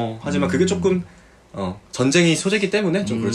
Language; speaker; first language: Korean; native; Korean